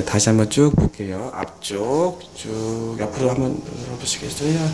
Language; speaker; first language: Korean; native; Korean